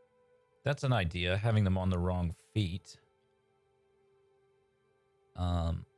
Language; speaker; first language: English; native; English